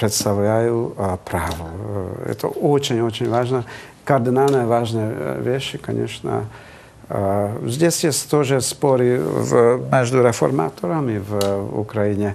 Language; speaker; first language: Russian; non-native, fluent; Hungarian